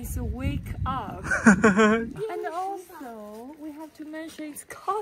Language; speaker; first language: English; non-native, fluent; Chinese